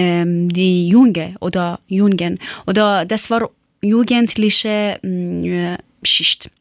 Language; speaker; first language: German; non-native, learner; Persian